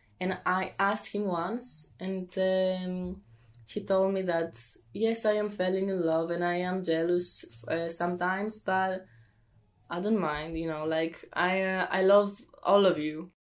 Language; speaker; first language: English; non-native, fluent; Greek